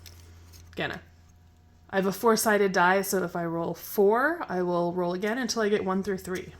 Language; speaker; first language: English; native; English